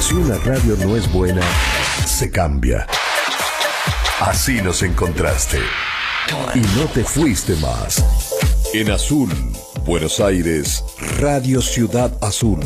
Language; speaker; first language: Spanish; native; Spanish